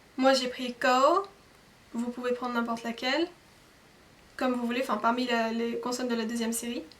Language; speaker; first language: French; native; French